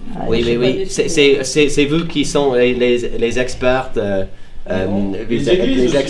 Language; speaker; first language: French; non-native, fluent; English